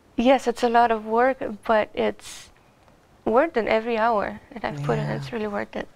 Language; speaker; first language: English; non-native, fluent; Bulgarian